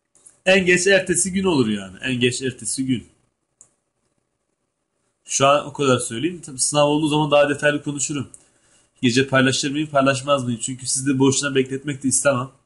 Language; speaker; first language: Turkish; native; Turkish